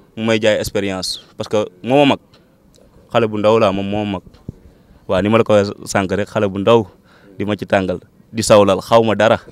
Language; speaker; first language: Wolof; native; Wolof